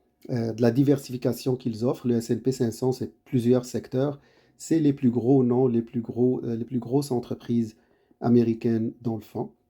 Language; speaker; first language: French; native; French